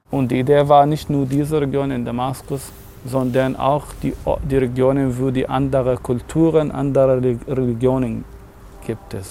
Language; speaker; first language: German; non-native, learner; Arabic